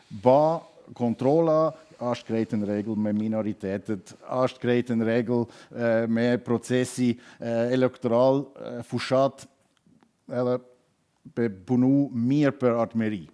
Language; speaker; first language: Albanian; non-native, learner; German